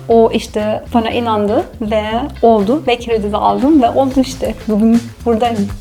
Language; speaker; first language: Turkish; non-native, fluent; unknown